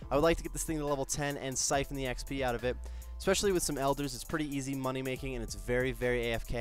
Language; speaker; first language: English; native; English